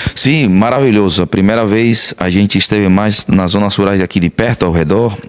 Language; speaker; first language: Portuguese; non-native, fluent; Spanish